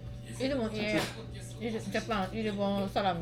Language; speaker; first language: Korean; non-native, learner; Japanese